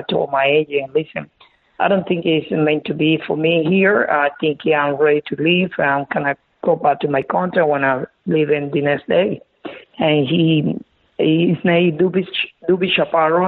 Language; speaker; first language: English; non-native, learner; Spanish